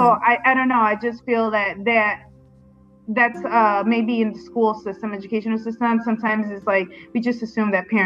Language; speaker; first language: English; native; English